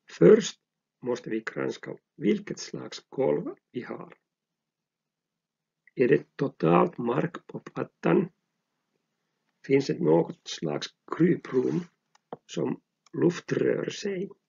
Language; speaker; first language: Swedish; non-native, local second language; Finnish